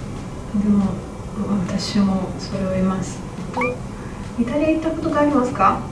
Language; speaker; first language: Japanese; non-native, learner; Italian